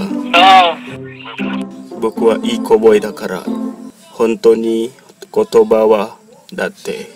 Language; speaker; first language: Japanese; non-native, learner; Indonesian